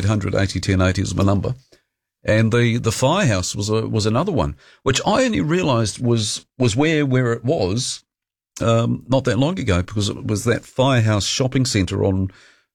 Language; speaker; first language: English; native; English